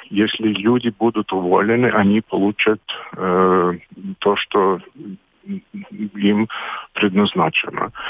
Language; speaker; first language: Russian; non-native, local second language; Latvian